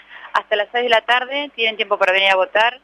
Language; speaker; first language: Spanish; native; Spanish